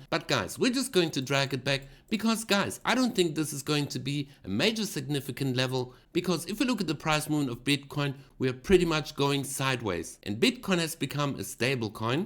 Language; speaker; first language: English; non-native, fluent; German